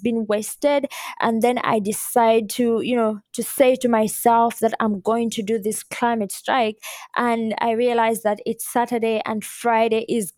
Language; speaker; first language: English; non-native, local second language; Ganda